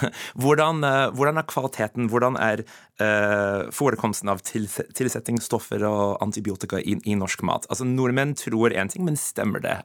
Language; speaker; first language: Norwegian; non-native, fluent; English